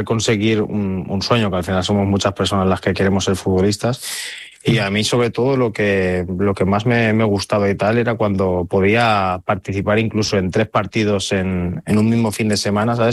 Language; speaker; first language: Spanish; native; Spanish